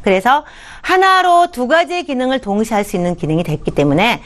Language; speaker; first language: Korean; native; Korean